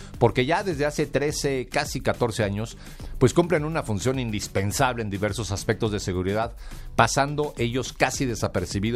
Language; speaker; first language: Spanish; native; Spanish